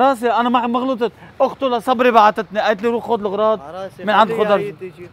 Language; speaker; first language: Arabic; native; Arabic